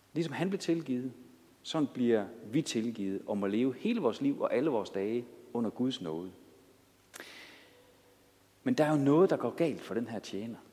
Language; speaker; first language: Danish; native; Danish